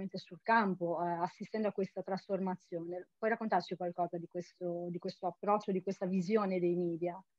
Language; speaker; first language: Italian; native; Italian